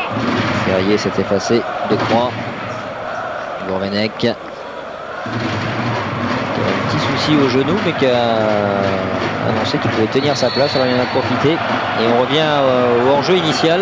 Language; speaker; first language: French; native; French